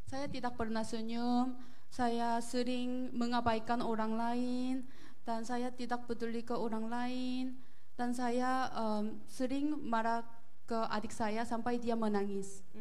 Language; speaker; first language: Indonesian; non-native, learner; Korean